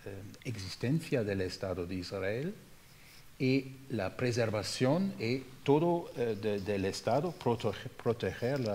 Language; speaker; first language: Spanish; non-native, fluent; German